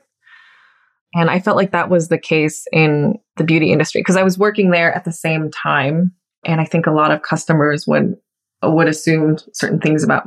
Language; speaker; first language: English; native; English